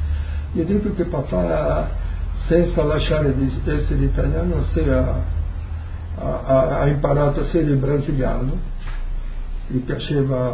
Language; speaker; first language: Italian; early bilingual, heritage; Portuguese